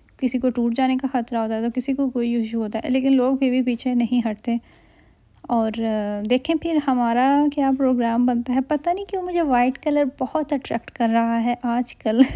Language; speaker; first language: Urdu; native; Urdu